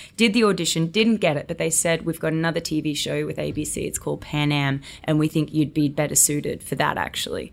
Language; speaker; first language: English; native; English